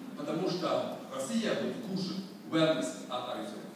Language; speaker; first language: Russian; non-native, learner; Swedish